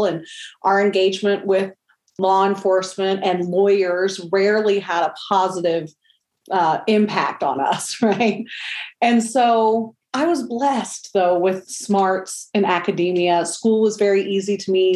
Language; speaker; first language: English; native; English